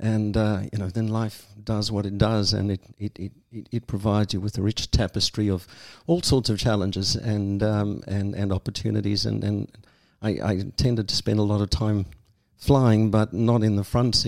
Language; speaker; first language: English; native; English